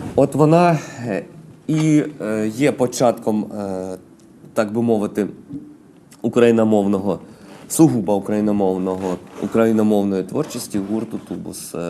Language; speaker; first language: Ukrainian; non-native, local second language; Russian